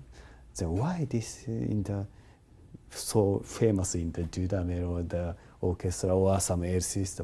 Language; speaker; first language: English; non-native, learner; Japanese